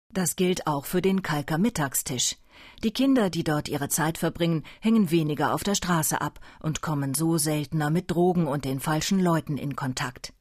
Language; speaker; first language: German; native; German